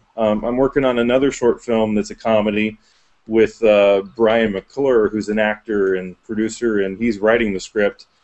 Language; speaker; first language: English; native; English